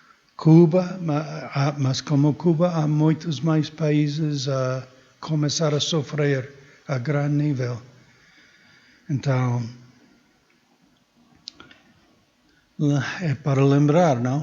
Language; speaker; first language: Portuguese; non-native, fluent; Spanish